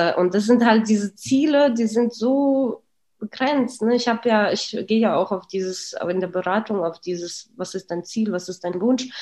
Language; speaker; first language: German; early bilingual, other home language; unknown